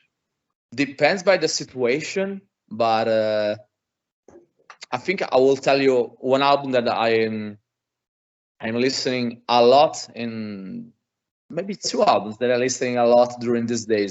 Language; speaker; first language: English; non-native, fluent; Italian